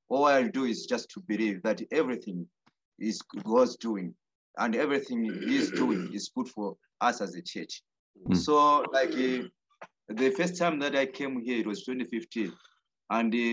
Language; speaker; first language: English; non-native, local second language; Nyanja